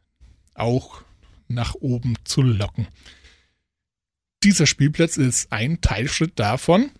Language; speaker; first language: German; native; German